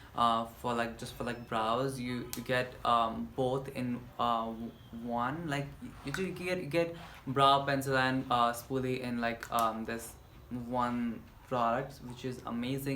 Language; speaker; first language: English; non-native, local second language; Nepali